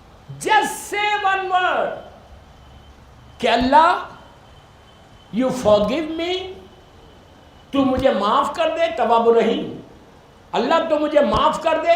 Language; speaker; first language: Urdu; native; Urdu